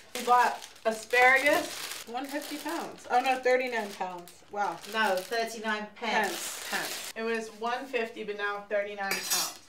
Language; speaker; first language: English; native; English